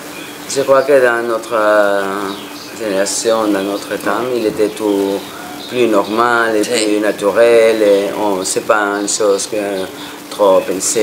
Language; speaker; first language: French; non-native, fluent; Spanish